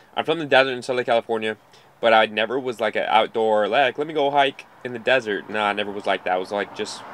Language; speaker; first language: English; native; English